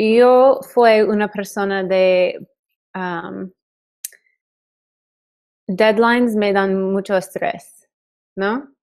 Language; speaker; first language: Spanish; non-native, learner; English